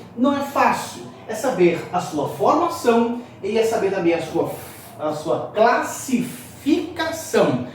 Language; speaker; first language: Portuguese; native; Portuguese